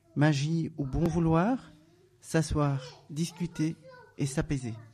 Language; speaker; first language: French; native; French